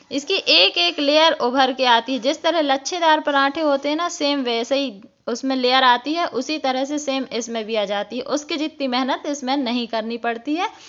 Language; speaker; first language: Hindi; native; Hindi